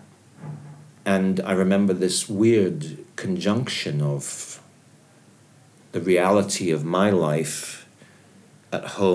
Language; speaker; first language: English; native; English